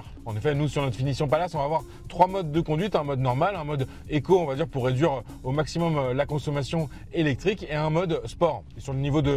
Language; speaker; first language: French; native; French